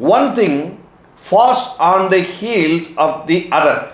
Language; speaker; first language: English; non-native, local second language; Tamil